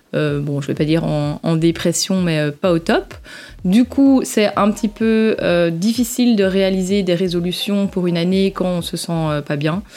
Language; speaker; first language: French; native; French